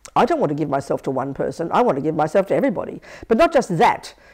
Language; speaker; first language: English; native; English